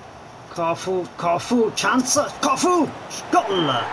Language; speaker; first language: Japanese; non-native, learner; Italian